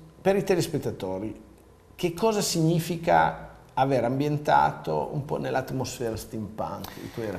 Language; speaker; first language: Italian; native; Italian